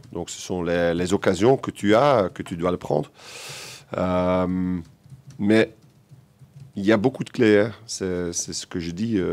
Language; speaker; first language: French; non-native, local second language; Dutch